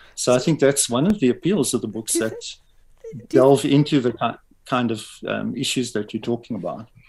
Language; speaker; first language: English; native; English